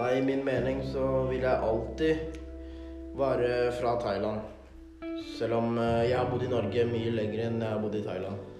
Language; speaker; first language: Norwegian; early bilingual, other home language; Thai